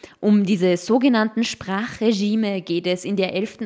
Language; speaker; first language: German; native; German